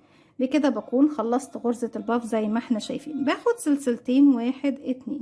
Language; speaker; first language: Arabic; native; Arabic